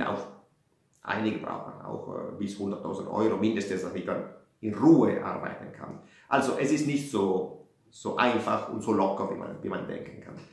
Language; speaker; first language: German; non-native, fluent; Italian